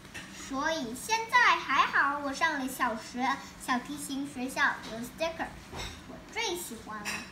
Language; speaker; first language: Chinese; early bilingual, heritage; Chinese